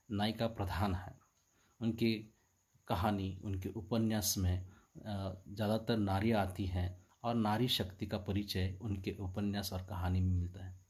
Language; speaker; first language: Hindi; non-native, local second language; Marathi